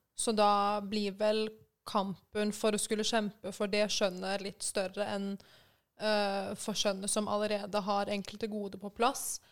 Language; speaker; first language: Norwegian; early bilingual, other home language; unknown